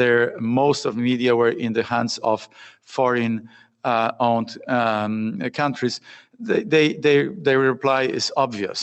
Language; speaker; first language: English; non-native, fluent; Polish